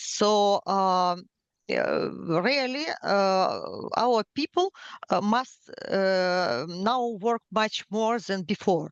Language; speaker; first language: English; non-native, learner; Ukrainian